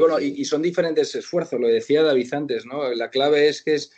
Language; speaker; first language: Spanish; native; Spanish